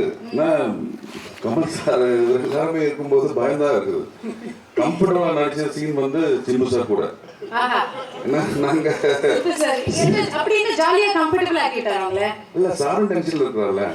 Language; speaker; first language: Tamil; non-native, local second language; Malayalam